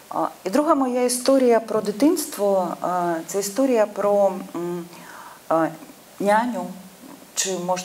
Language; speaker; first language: Ukrainian; non-native, local second language; Russian